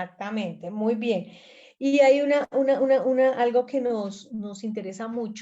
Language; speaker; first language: Spanish; native; Spanish